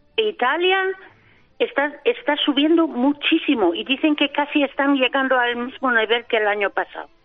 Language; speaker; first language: Spanish; non-native, fluent; German